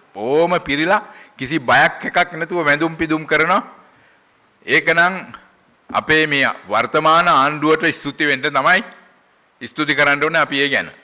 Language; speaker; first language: Sinhala; native; Sinhala